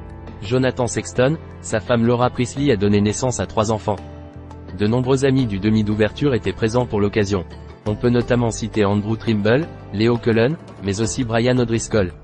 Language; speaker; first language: French; native; French